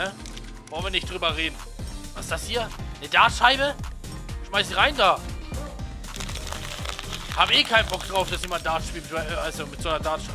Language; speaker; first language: German; native; German